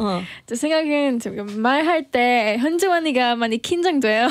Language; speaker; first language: Korean; non-native, learner; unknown